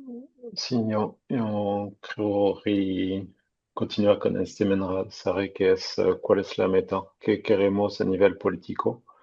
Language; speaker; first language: Spanish; non-native, fluent; French